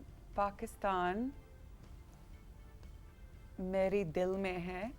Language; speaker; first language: Hindi; early bilingual, heritage; English